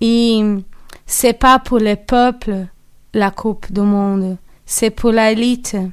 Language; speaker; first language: French; non-native, learner; Portuguese